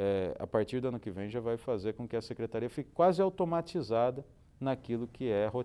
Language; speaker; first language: Portuguese; native; Portuguese